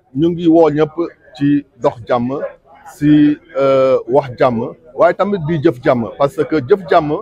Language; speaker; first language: Wolof; non-native, local second language; Jola-Fonyi